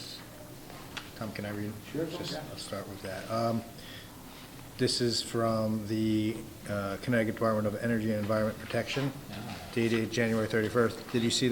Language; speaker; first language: English; native; English